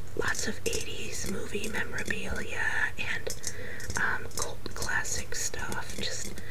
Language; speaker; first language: English; native; English